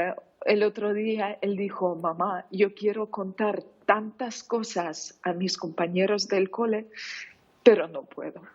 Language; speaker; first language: Spanish; non-native, fluent; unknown